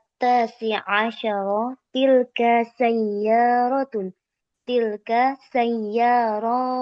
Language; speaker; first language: Arabic; non-native, learner; Indonesian